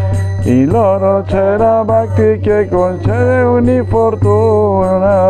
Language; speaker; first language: Italian; non-native, learner; Spanish